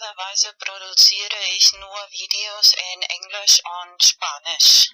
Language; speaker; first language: German; non-native, fluent; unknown